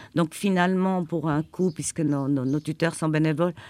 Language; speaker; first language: French; non-native, fluent; Polish